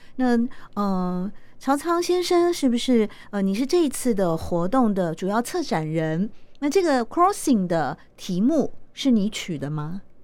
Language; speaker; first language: Chinese; native; Chinese